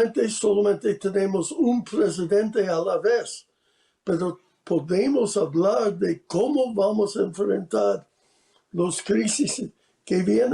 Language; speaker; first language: Spanish; non-native, fluent; English